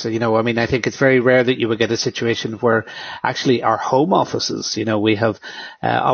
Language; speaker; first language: English; native; English